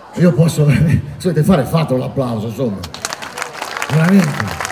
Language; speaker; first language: Italian; native; Italian